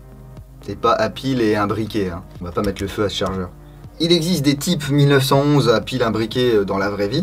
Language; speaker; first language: French; native; French